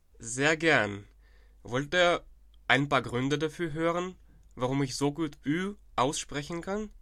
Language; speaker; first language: German; non-native, fluent; Ukrainian